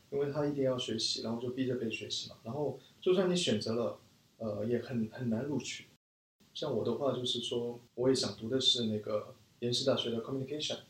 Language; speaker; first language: Chinese; early bilingual, other home language; Korean